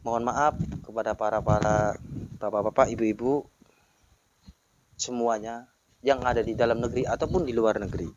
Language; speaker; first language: Indonesian; native; Indonesian